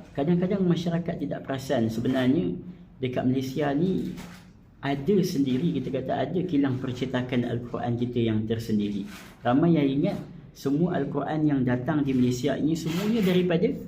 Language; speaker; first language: Malay; native; Malay